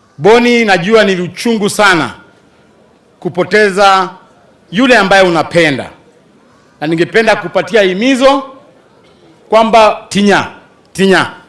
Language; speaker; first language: Swahili; non-native, local second language; Luyia